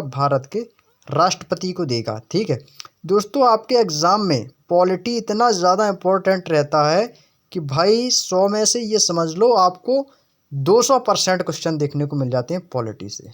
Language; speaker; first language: Hindi; native; Hindi